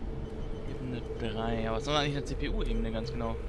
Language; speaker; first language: German; native; German